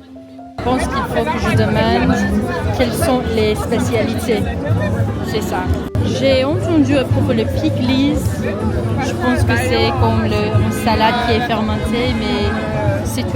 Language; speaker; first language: French; non-native, learner; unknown